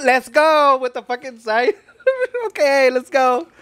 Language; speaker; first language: English; early bilingual, other home language; Spanish